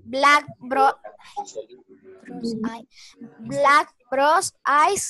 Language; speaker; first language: English; non-native, learner; Spanish